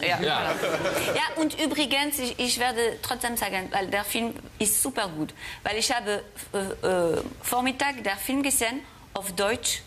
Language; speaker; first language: German; non-native, fluent; French